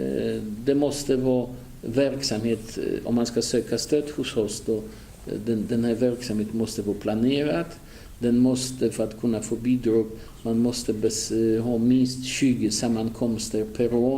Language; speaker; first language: Swedish; non-native, fluent; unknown